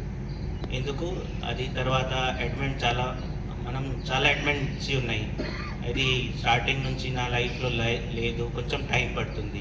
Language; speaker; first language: Telugu; non-native, learner; Hindi